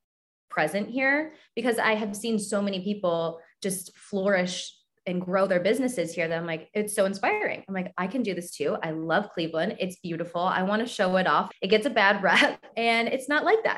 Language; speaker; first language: English; native; English